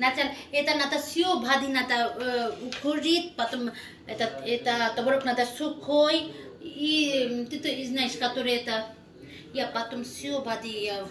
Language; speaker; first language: Russian; non-native, learner; Bangla